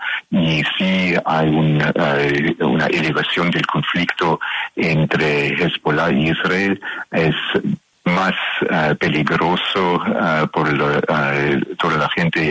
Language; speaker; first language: Spanish; non-native, learner; English